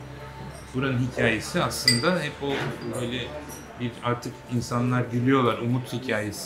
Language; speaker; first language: Turkish; native; Turkish